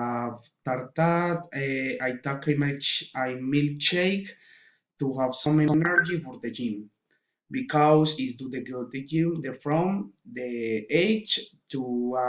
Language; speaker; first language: English; non-native, learner; Spanish